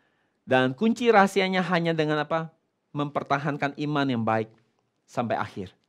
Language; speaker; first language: Indonesian; native; Indonesian